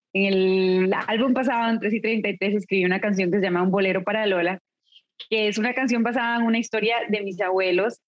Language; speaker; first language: Spanish; native; Spanish